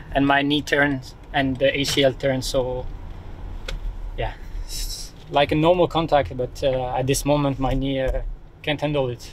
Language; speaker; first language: English; non-native, learner; French